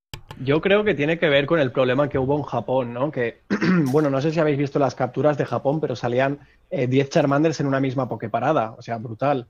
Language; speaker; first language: Spanish; native; Spanish